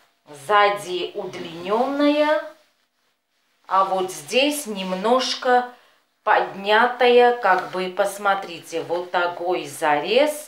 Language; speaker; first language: Russian; non-native, fluent; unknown